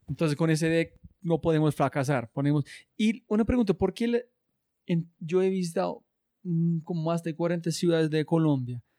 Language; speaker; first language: Spanish; non-native, learner; English